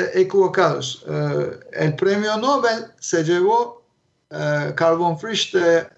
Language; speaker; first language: Spanish; non-native, fluent; Turkish